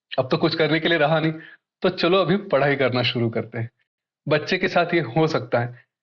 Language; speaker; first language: Hindi; non-native, local second language; Marathi